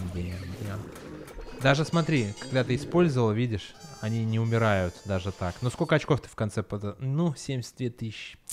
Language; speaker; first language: Russian; native; Russian